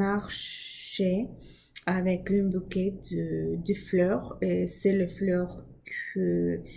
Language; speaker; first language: French; non-native, learner; English